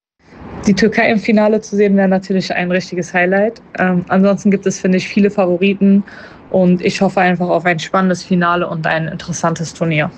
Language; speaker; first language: German; early bilingual, other home language; Turkish